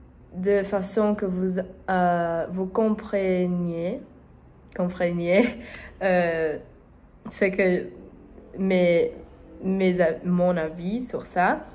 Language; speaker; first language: French; non-native, learner; Portuguese